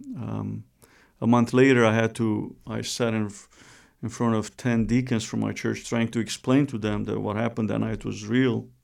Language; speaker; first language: English; non-native, fluent; Romanian